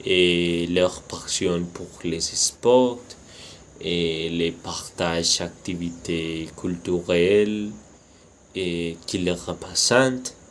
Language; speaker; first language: French; non-native, learner; Spanish